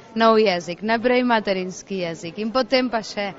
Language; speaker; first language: Slovenian; early bilingual, heritage; Slovenian